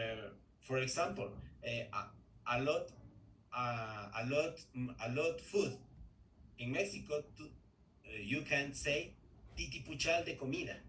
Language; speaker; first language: English; non-native, learner; Spanish